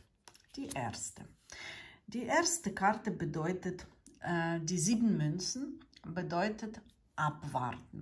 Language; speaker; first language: German; non-native, learner; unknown